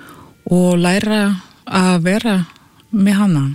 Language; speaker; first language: Icelandic; non-native, fluent; Russian